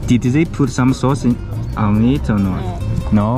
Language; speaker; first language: English; non-native, learner; Chinese